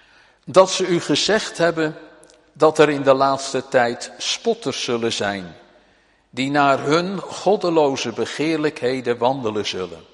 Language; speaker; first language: Dutch; native; Dutch